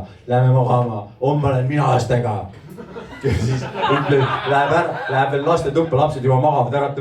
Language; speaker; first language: Estonian; native; Estonian